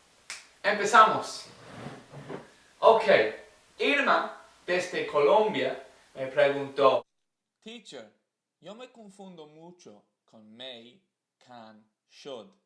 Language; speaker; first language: Spanish; non-native, learner; English